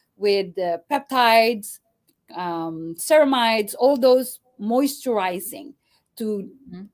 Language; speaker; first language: English; non-native, local second language; Cebuano